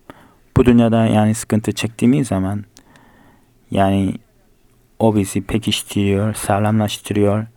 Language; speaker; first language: Turkish; non-native, fluent; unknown